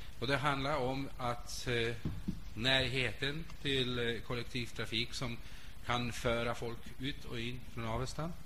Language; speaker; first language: Swedish; non-native, fluent; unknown